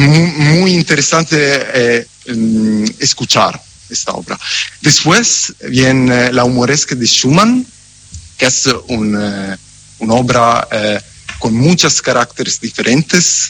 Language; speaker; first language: Spanish; non-native, fluent; Italian